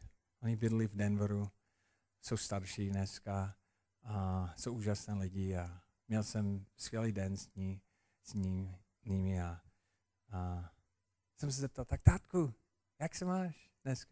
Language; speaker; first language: Czech; non-native, fluent; English